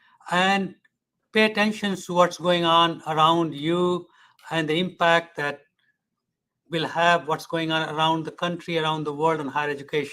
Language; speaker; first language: English; non-native, fluent; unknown